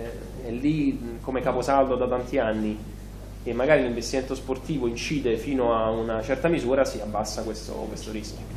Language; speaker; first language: Italian; native; Italian